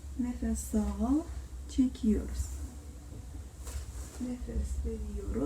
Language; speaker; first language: Turkish; non-native, learner; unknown